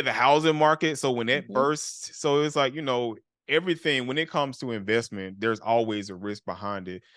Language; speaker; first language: English; native; English